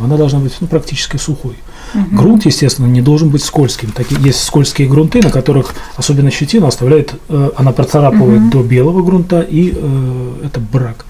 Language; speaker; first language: Russian; native; Russian